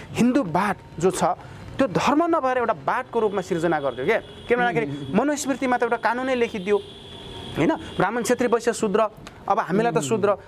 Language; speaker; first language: Nepali; non-native, local second language; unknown